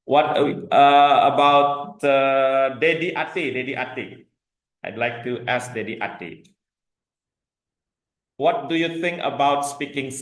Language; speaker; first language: English; non-native, fluent; Indonesian